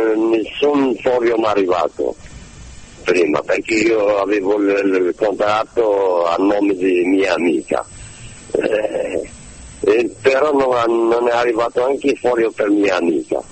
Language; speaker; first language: Italian; non-native, learner; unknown